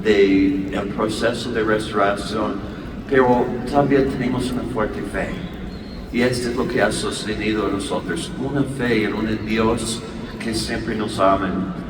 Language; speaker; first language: Spanish; non-native, learner; English